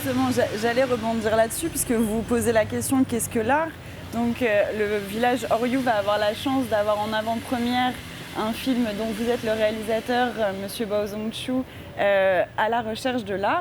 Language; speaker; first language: French; native; French